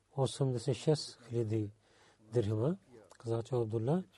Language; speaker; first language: Bulgarian; non-native, learner; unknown